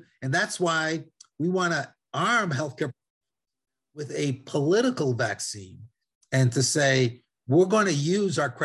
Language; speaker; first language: English; non-native, fluent; Italian